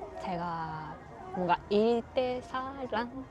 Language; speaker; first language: Korean; non-native, learner; Japanese